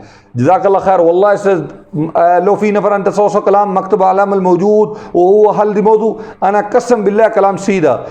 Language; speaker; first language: Arabic; non-native, learner; Urdu